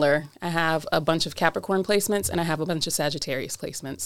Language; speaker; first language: English; native; English